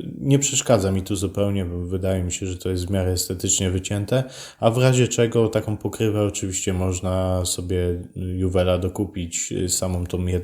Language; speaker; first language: Polish; native; Polish